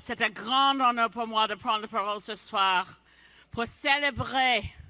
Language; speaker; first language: French; non-native, local second language; English